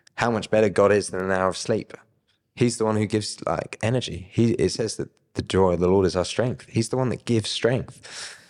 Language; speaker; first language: English; native; English